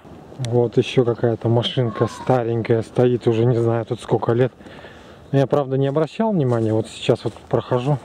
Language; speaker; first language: Russian; native; Russian